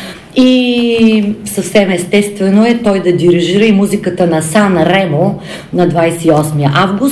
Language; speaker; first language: Bulgarian; native; Bulgarian